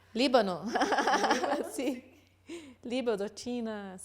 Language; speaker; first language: Spanish; non-native, learner; Portuguese